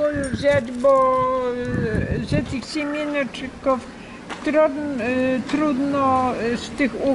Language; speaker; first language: Russian; non-native, learner; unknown